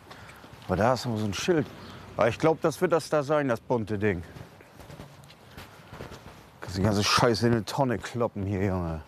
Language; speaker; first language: German; native; German